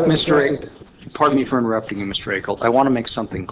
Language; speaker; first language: English; native; English